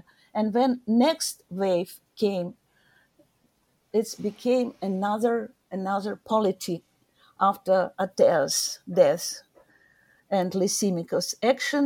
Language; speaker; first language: English; non-native, learner; Ukrainian